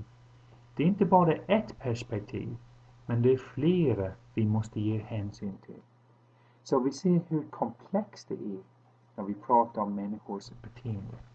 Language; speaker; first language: Swedish; non-native, fluent; English